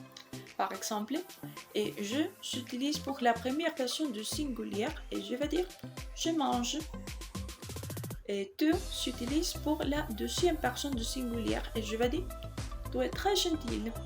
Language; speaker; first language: French; non-native, learner; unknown